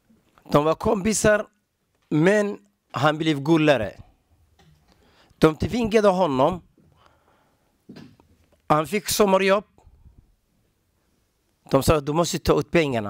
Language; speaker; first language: Swedish; non-native, learner; Somali